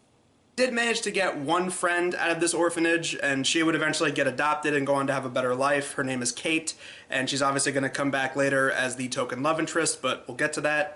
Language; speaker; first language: English; native; English